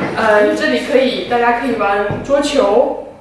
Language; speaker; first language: German; non-native, learner; Chinese